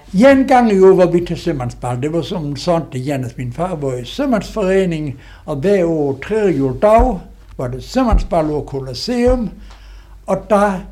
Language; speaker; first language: Danish; native; Danish